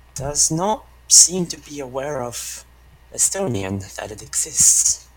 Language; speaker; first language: English; non-native, fluent; Estonian